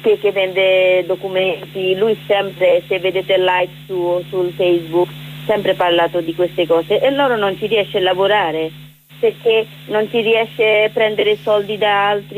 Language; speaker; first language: Italian; non-native, learner; Bangla